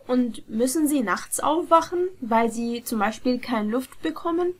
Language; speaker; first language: German; non-native, fluent; Arabic